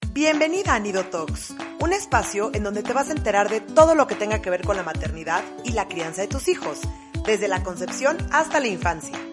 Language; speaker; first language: Spanish; native; Spanish